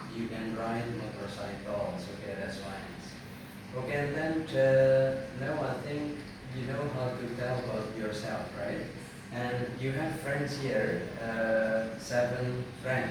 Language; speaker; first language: English; non-native, fluent; Indonesian